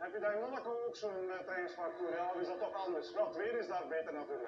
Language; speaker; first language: Dutch; native; Dutch